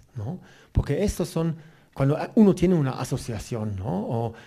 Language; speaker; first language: Spanish; non-native, fluent; German